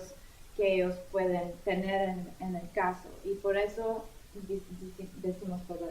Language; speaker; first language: Spanish; non-native, fluent; English